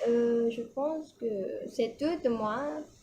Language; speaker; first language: French; non-native, learner; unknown